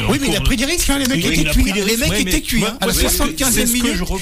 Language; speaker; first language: French; native; French